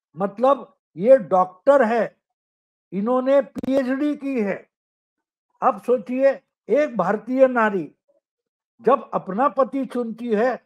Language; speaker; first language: Hindi; non-native, local second language; Marathi